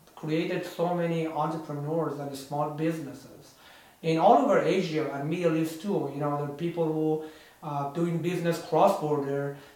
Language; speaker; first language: English; non-native, fluent; Persian